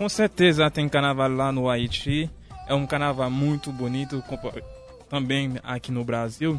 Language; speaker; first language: Portuguese; native; Portuguese